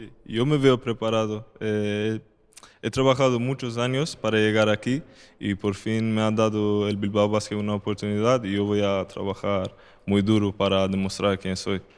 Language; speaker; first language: Spanish; non-native, fluent; Swedish